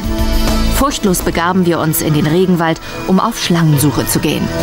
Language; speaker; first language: German; native; German